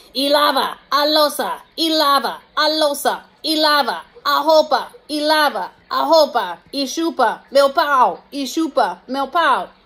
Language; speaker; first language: Portuguese; non-native, fluent; English